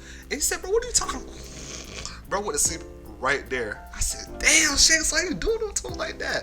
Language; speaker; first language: English; native; English